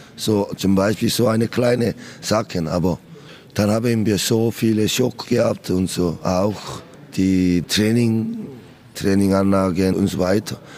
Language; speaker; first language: German; non-native, learner; Korean